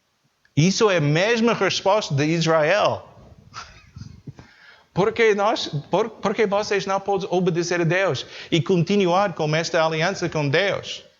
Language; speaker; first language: Portuguese; non-native, learner; English